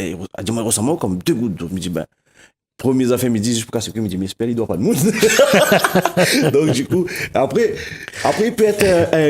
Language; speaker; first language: French; non-native, local second language; Réunion Creole French